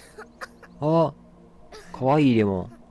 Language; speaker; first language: Japanese; native; Japanese